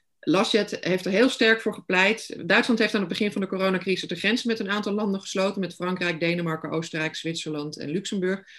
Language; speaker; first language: Dutch; native; Dutch